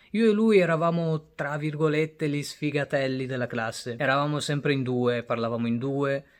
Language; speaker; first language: Italian; early bilingual, other home language; Bangla